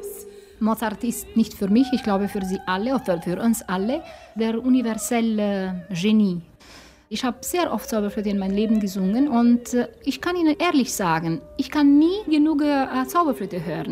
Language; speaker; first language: German; non-native, fluent; Romanian